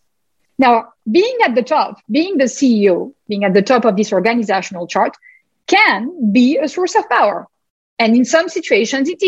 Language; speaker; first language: English; non-native, fluent; French